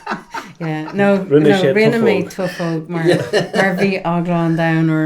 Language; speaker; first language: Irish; non-native, local second language; English